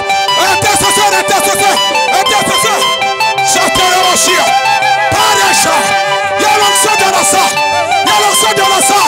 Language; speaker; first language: French; non-native, local second language; Lingala